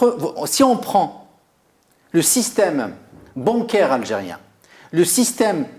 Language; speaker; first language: French; non-native, local second language; Arabic